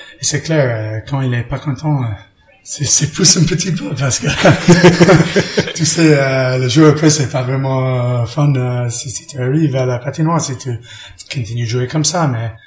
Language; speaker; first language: French; non-native, learner; English